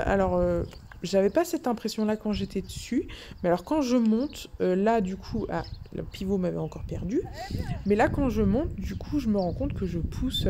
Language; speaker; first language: French; native; French